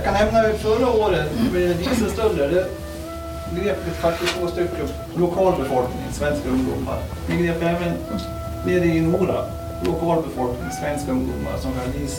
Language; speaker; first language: Swedish; native; Swedish